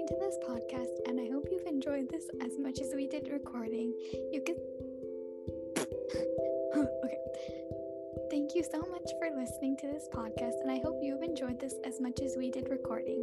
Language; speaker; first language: English; early bilingual, other home language; Tamil